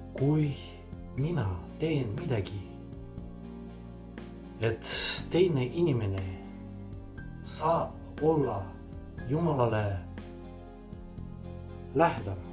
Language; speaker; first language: Estonian; non-native, fluent; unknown